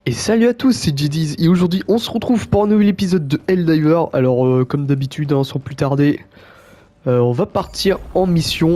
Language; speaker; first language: French; native; French